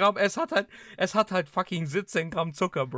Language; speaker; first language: German; early bilingual, other home language; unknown